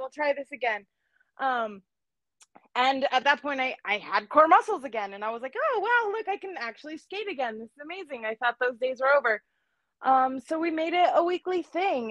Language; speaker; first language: English; native; English